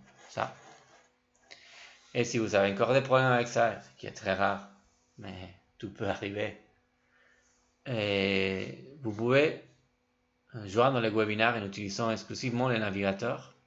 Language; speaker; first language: French; non-native, fluent; Spanish